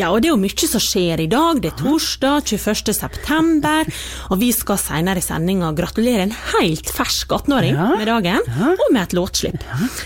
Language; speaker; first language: Norwegian; native; Norwegian